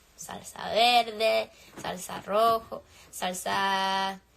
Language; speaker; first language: Spanish; early bilingual, other home language; English